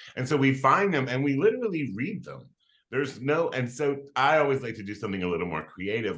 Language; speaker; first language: English; native; English